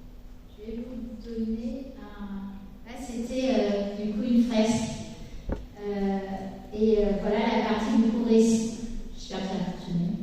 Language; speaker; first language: French; native; French